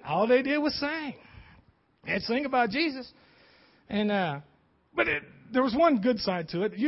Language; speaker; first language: English; native; English